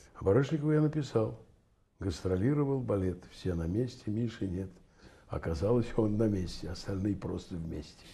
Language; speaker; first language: Russian; native; Russian